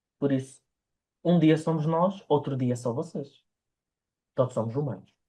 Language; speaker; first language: Portuguese; early bilingual, other home language; Ukrainian